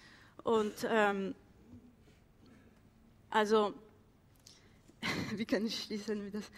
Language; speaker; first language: German; non-native, learner; French